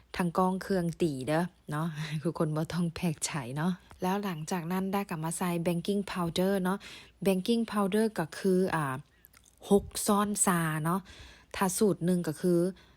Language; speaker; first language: Thai; native; Thai